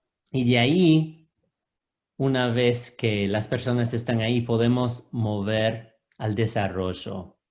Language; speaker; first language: Spanish; non-native, fluent; English